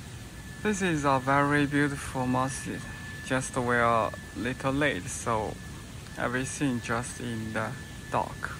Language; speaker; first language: English; non-native, learner; Chinese